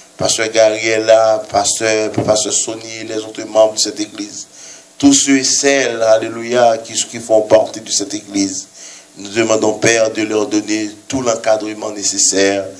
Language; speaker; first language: French; non-native, local second language; Haitian Creole